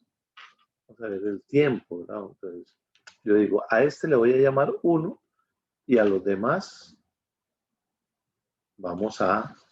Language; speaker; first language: Spanish; native; Spanish